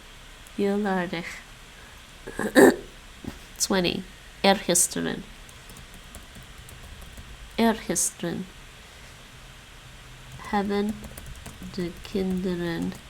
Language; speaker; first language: Dutch; non-native, learner; English